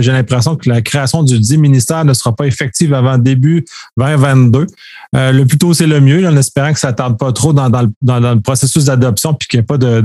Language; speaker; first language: French; native; French